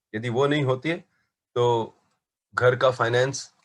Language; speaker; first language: Hindi; non-native, local second language; Marathi